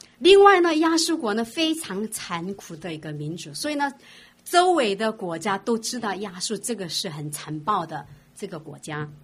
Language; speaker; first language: Chinese; non-native, fluent; Korean